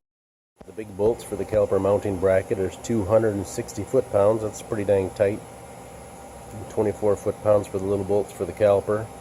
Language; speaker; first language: English; native; English